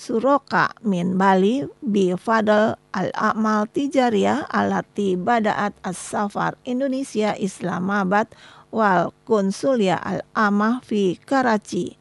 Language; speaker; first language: Arabic; non-native, fluent; Indonesian